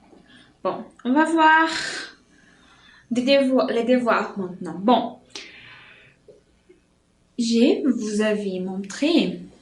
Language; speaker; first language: French; non-native, fluent; Portuguese